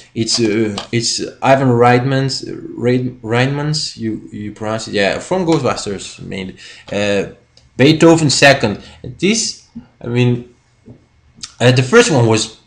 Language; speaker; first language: English; non-native, fluent; Spanish